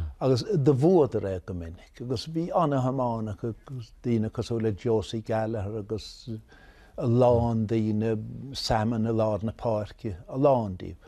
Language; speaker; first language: Irish; native; Irish